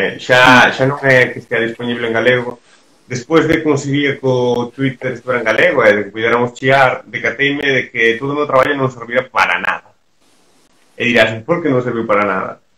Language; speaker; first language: Galician; native; Galician